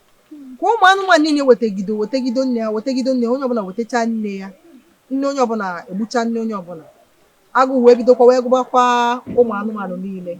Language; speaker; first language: Igbo; native; Igbo